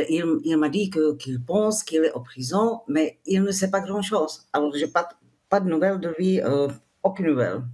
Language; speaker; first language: French; non-native, fluent; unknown